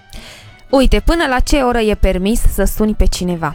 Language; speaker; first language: Romanian; native; Romanian